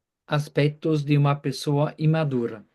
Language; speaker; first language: Portuguese; non-native, fluent; German